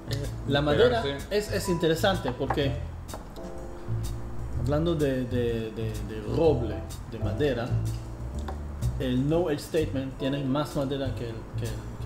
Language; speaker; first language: Spanish; non-native, fluent; English